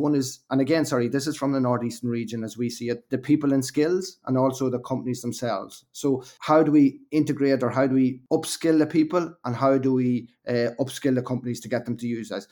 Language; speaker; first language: English; native; English